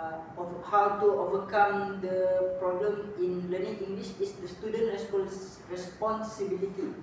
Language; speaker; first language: English; non-native, local second language; Malay